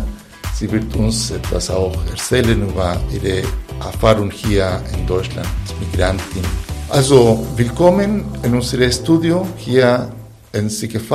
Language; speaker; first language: German; non-native, fluent; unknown